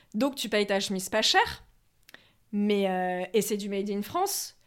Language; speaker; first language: French; native; French